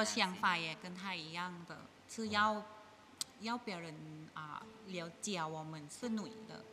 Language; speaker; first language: Chinese; non-native, learner; Thai